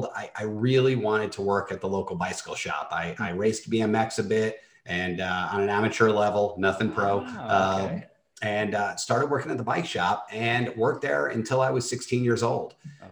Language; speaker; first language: English; native; English